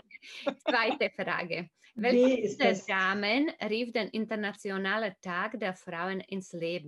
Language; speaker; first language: German; non-native, fluent; Slovak